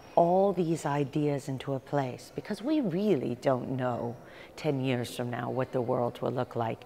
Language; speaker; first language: English; native; English